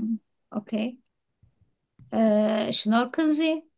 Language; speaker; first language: German; non-native, learner; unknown